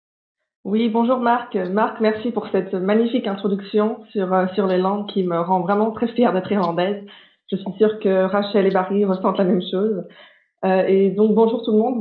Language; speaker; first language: French; non-native, fluent; English